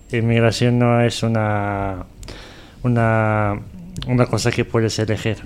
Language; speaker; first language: Spanish; non-native, fluent; Arabic